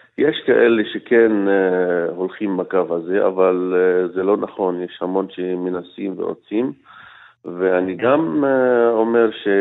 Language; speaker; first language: Hebrew; non-native, local second language; Arabic